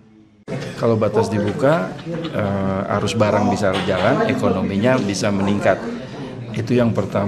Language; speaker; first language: Indonesian; native; Indonesian